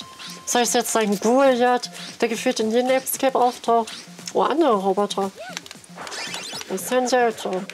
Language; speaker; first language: German; native; German